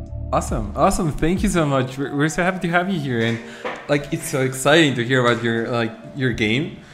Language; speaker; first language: English; non-native, fluent; Spanish